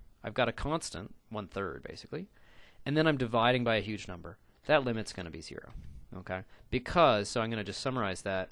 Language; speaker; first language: English; native; English